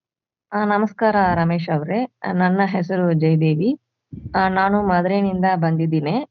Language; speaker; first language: Kannada; non-native, learner; Tamil